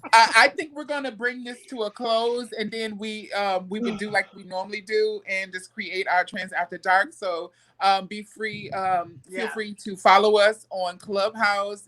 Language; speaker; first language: English; native; English